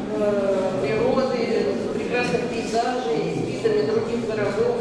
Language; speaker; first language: Russian; native; Russian